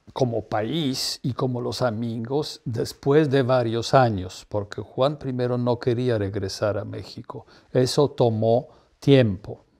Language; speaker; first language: Spanish; non-native, fluent; Polish